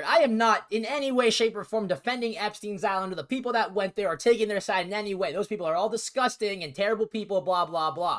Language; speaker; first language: English; native; English